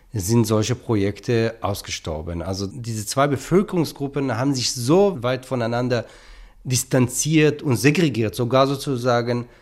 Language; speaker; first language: German; non-native, fluent; Hebrew